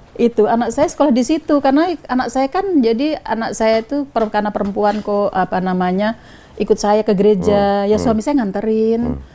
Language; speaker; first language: Indonesian; non-native, local second language; Javanese